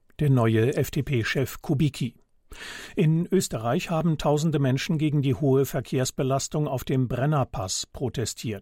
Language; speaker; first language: German; native; German